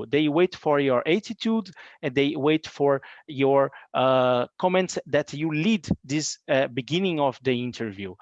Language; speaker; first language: English; non-native, fluent; Portuguese